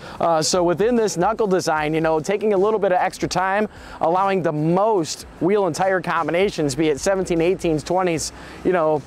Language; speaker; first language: English; native; English